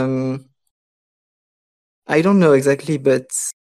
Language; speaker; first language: English; non-native, fluent; French